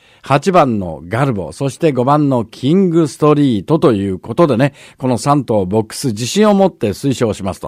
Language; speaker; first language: Japanese; native; Japanese